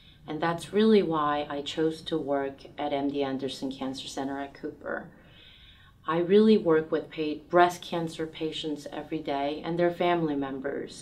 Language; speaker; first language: English; early bilingual, other home language; Korean